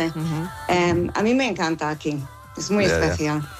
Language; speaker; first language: Spanish; non-native, fluent; English